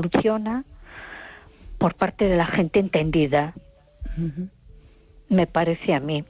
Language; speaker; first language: Spanish; native; Spanish